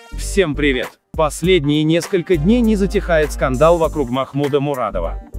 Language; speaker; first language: Russian; non-native, local second language; Uzbek